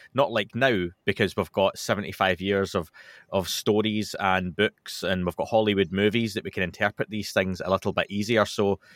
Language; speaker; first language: English; native; English